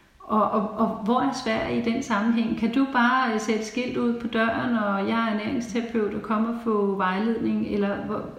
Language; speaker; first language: Danish; native; Danish